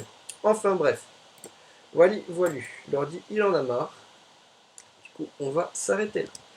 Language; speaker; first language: French; native; French